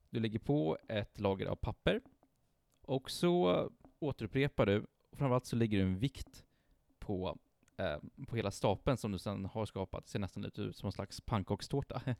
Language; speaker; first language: Swedish; non-native, fluent; Italian